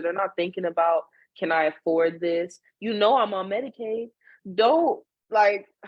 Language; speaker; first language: English; native; English